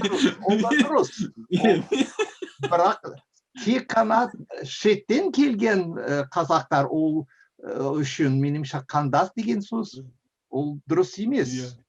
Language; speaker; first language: Kazakh; non-native, fluent; English